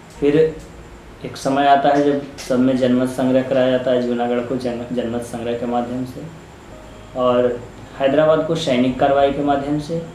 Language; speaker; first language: Hindi; native; Hindi